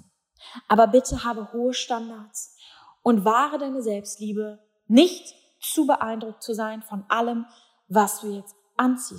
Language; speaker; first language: German; native; German